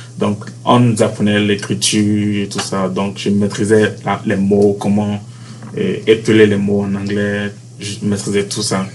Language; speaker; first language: French; native; French